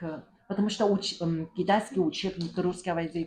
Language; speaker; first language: Russian; non-native, learner; Chinese